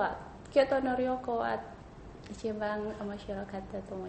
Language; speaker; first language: Japanese; non-native, learner; Indonesian